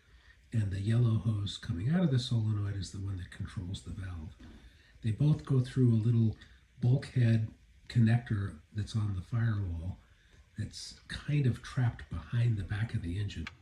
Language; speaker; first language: English; native; English